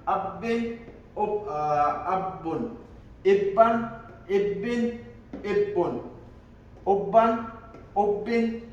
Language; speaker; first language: Arabic; non-native, local second language; Somali